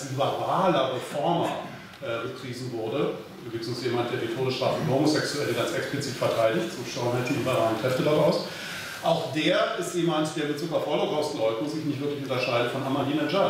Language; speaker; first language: German; native; German